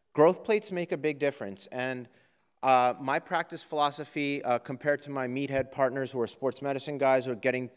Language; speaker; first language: English; native; English